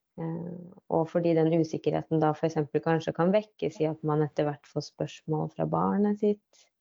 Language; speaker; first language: Norwegian; native; Norwegian